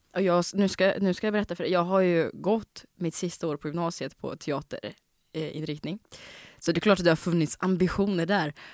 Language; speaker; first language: Swedish; native; Swedish